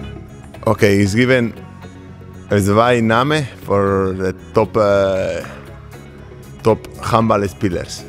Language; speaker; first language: German; non-native, learner; Spanish